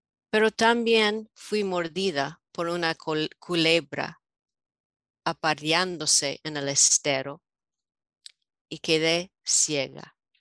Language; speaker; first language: Spanish; non-native, fluent; English